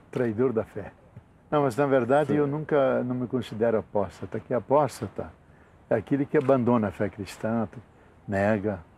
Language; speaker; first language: Portuguese; non-native, local second language; Italian